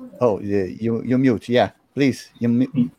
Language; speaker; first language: English; non-native, learner; Portuguese